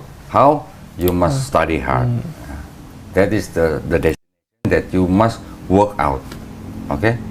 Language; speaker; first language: English; non-native, fluent; Indonesian